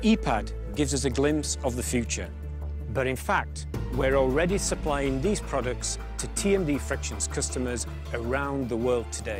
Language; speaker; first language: English; native; English